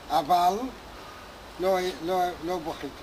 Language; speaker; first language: Hebrew; non-native, fluent; Polish